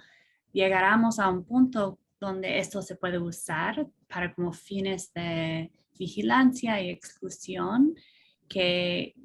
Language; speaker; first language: Spanish; non-native, fluent; English